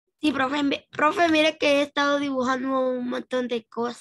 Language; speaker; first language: Spanish; native; Spanish